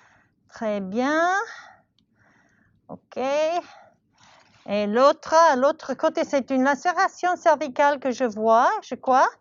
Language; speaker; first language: French; non-native, learner; English